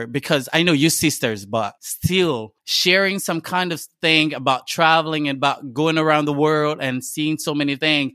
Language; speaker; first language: English; non-native, fluent; French